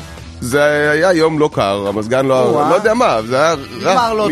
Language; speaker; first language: Hebrew; native; Hebrew